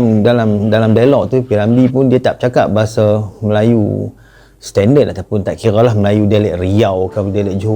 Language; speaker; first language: Malay; native; Malay